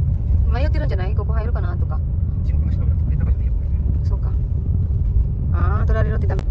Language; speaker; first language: Japanese; non-native, learner; Filipino